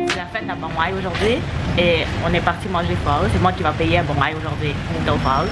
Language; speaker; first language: French; early bilingual, other home language; Vietnamese